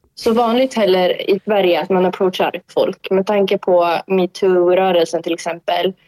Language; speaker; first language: Swedish; early bilingual, other home language; Tigrinya